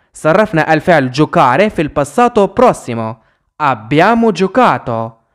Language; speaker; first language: Italian; non-native, fluent; Arabic